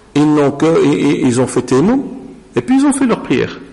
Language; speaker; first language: French; non-native, local second language; Arabic